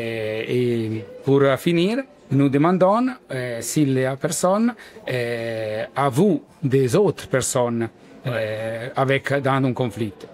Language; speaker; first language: French; non-native, learner; Italian